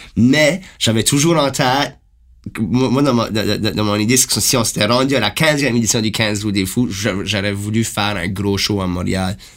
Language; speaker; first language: French; native; French